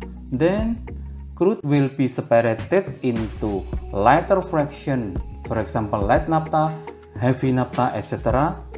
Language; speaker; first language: English; non-native, fluent; Indonesian